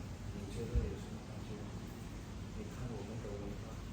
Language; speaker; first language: Chinese; non-native, learner; Indonesian